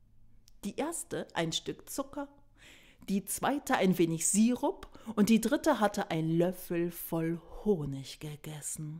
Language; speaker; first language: German; native; German